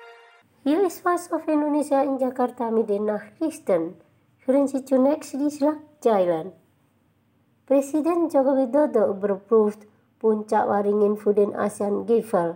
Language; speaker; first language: German; non-native, fluent; Indonesian